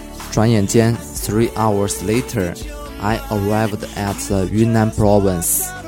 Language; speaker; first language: English; non-native, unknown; Chinese